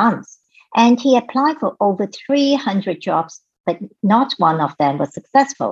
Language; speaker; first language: English; non-native, local second language; Cantonese